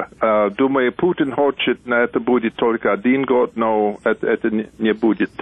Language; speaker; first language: Russian; non-native, fluent; English